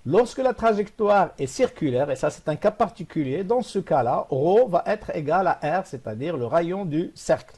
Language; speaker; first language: French; non-native, local second language; Arabic